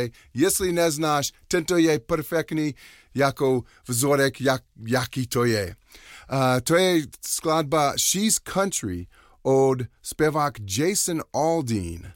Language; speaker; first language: Czech; non-native, learner; English